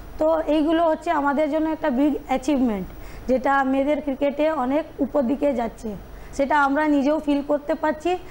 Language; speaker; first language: Bangla; non-native, local second language; Hindi